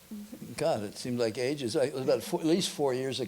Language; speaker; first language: English; native; English